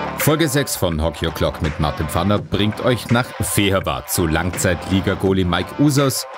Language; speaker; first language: German; native; German